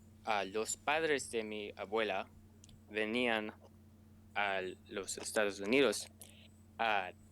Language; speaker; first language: Spanish; non-native, learner; English